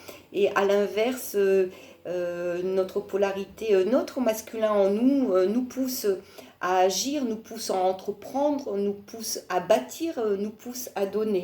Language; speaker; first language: French; native; French